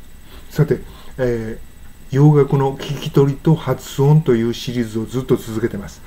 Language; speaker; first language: Japanese; native; Japanese